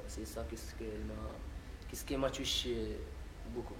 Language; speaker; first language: French; non-native, local second language; Arabic